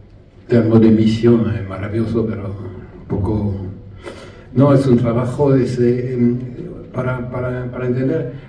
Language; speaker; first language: Spanish; non-native, learner; French